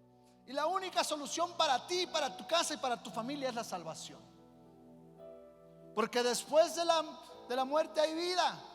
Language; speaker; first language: Spanish; native; Spanish